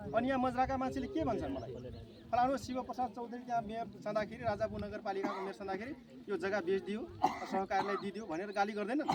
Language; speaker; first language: Nepali; non-native, local second language; Dangaura Tharu